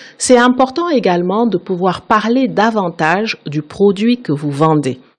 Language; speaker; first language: French; non-native, local second language; Wolof